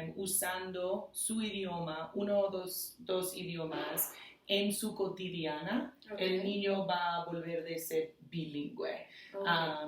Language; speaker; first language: Spanish; non-native, fluent; English